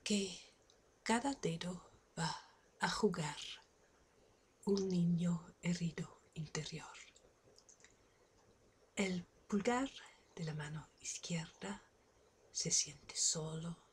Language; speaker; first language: Spanish; non-native, fluent; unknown